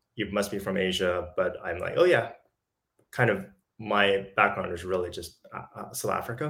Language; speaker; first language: English; early bilingual, other home language; Chinese